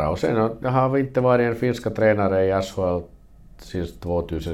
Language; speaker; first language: Swedish; non-native, fluent; Finnish